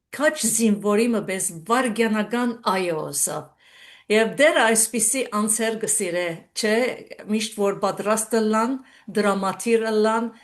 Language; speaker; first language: Armenian; early bilingual, heritage; Armenian